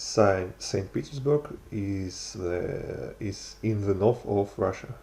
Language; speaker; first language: English; non-native, learner; Russian